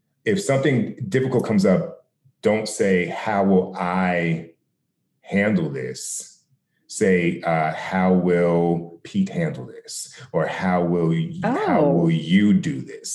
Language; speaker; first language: English; native; English